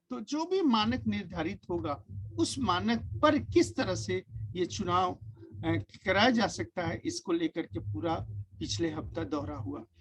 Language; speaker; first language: Hindi; native; Hindi